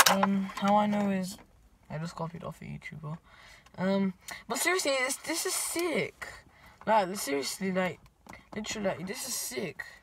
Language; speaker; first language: English; native; English